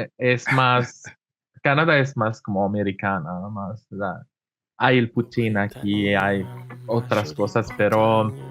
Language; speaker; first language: Spanish; non-native, fluent; Arabic